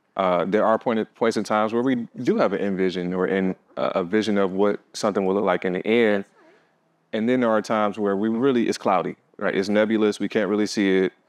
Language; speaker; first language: English; native; English